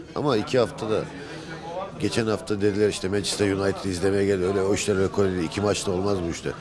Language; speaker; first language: Turkish; early bilingual, heritage; Turkish